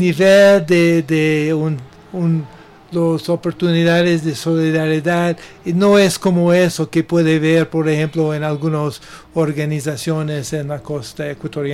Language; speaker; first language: Spanish; non-native, learner; English